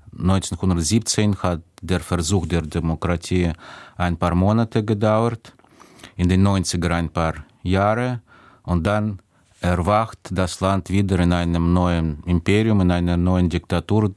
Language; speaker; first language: German; non-native, fluent; Russian